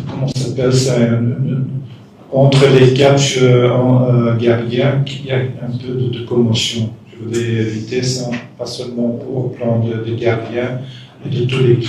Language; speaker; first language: French; non-native, local second language; Dutch